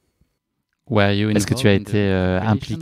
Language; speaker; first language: French; native; French